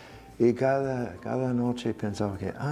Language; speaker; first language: Spanish; non-native, fluent; English